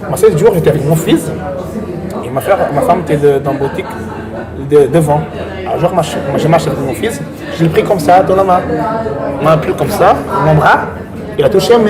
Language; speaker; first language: French; non-native, learner; Portuguese